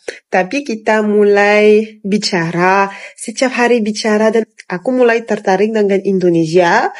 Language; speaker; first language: Indonesian; non-native, fluent; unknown